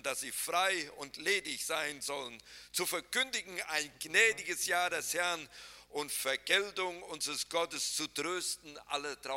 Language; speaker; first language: German; native; German